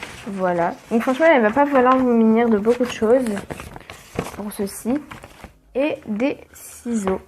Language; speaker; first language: French; native; French